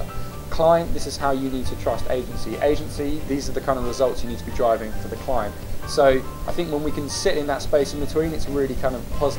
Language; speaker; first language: English; native; English